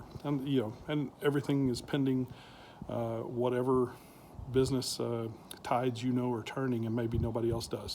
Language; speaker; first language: English; native; English